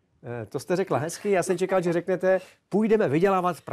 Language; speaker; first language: Czech; native; Czech